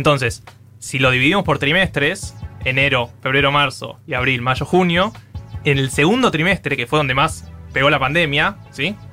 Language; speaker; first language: Spanish; native; Spanish